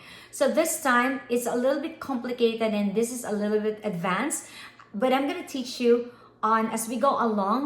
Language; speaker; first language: English; non-native, local second language; Filipino